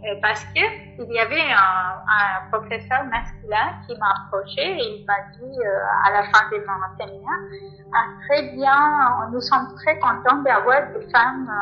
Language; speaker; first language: French; non-native, fluent; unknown